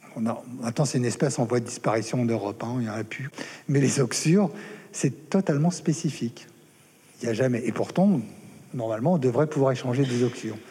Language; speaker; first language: French; native; French